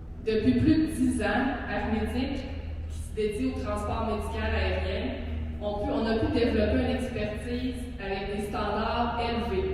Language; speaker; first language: French; native; French